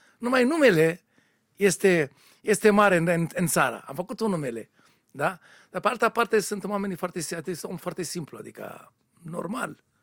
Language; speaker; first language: Romanian; non-native, learner; Hebrew